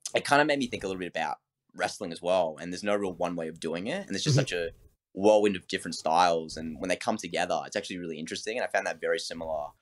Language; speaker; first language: English; native; English